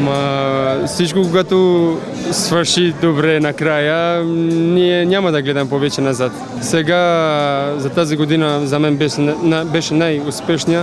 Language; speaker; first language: Bulgarian; non-native, learner; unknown